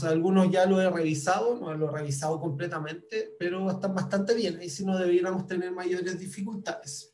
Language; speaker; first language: Spanish; native; Spanish